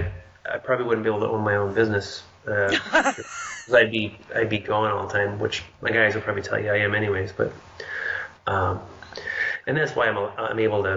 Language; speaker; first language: English; native; English